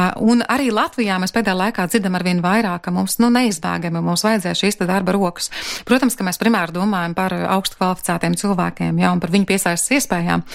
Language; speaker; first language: Latvian; native; Latvian